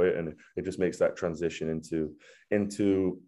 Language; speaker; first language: English; native; English